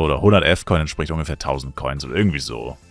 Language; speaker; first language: German; native; German